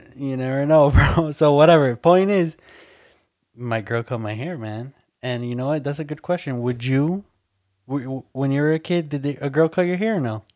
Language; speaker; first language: English; early bilingual, other home language; Spanish